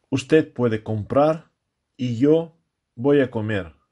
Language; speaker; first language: Spanish; non-native, fluent; Russian